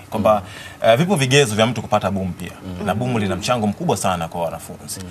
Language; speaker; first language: Swahili; native; Swahili